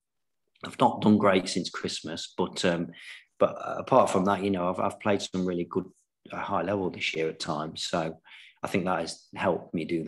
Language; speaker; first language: English; native; English